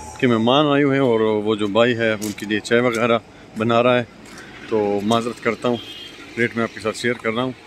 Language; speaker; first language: Urdu; non-native, local second language; Pashto